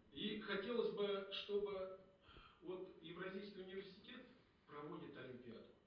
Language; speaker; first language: Russian; non-native, local second language; Kazakh